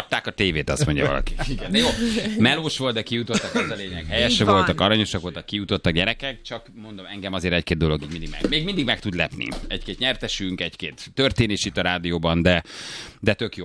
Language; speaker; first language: Hungarian; native; Hungarian